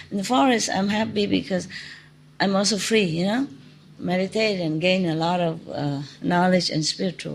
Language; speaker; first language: English; non-native, fluent; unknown